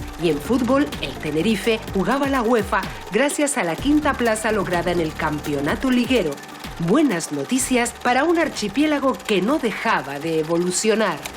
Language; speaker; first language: Spanish; native; Spanish